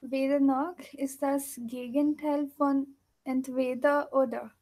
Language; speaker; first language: German; non-native, fluent; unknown